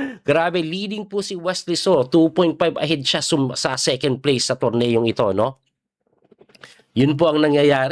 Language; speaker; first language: Filipino; native; Filipino